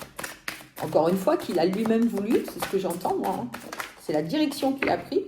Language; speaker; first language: French; native; French